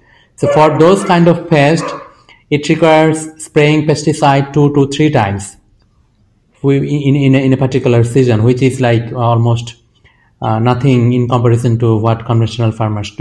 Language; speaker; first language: English; non-native, local second language; Bangla